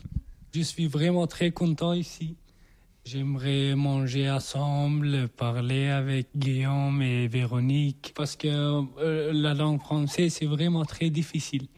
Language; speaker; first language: French; non-native, learner; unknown